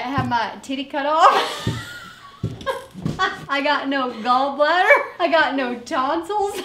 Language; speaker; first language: English; native; English